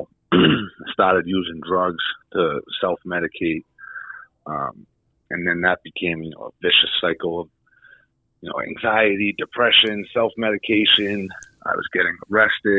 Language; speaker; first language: English; native; English